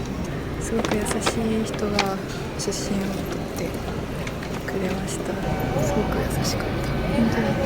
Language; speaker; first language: Japanese; non-native, learner; French